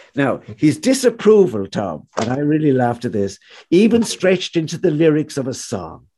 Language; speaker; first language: English; native; English